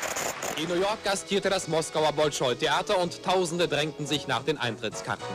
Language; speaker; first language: German; native; German